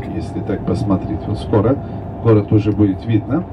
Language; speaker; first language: Russian; non-native, fluent; Turkish